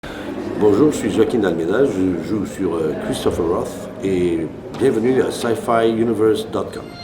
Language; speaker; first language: French; non-native, fluent; Portuguese